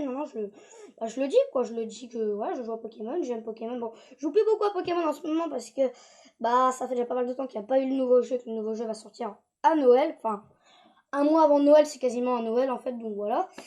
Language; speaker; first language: French; native; French